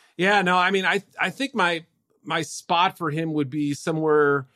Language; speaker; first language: English; native; English